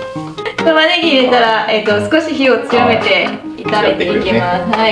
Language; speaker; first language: Japanese; native; Japanese